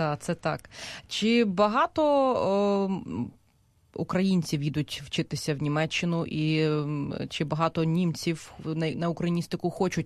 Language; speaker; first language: Ukrainian; native; Ukrainian